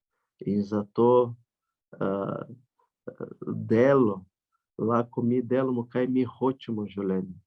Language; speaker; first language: Slovenian; non-native, learner; Portuguese